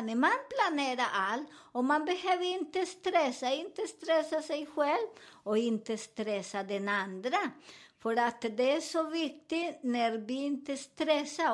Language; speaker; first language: Swedish; non-native, fluent; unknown